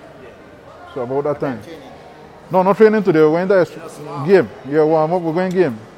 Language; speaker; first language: English; non-native, fluent; Spanish